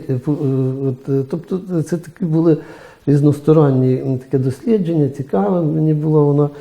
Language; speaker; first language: Ukrainian; native; Ukrainian